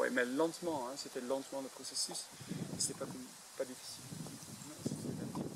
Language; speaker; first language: French; non-native, fluent; Dutch